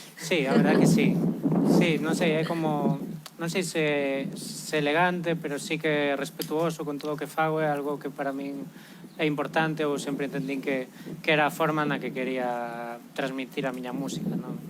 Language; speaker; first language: Galician; non-native, local second language; Spanish